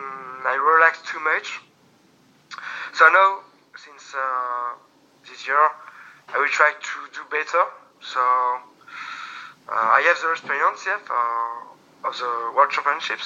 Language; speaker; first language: English; non-native, learner; French